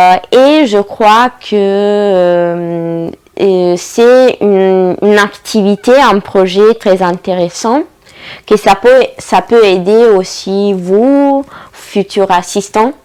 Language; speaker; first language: French; non-native, fluent; Italian